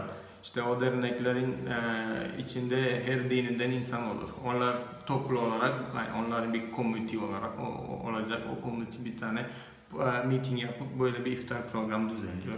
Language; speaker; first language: Turkish; non-native, fluent; Malayalam